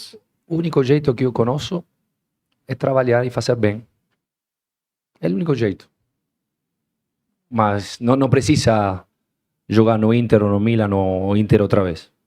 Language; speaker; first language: Portuguese; non-native, learner; Spanish